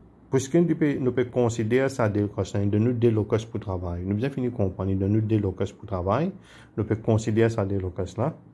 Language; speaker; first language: French; non-native, local second language; Morisyen